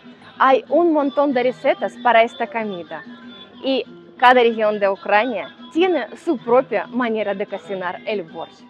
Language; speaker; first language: Spanish; non-native, learner; Ukrainian